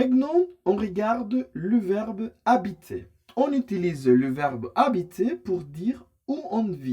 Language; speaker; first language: French; non-native, fluent; Spanish